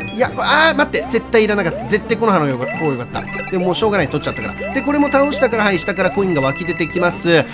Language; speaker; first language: Japanese; native; Japanese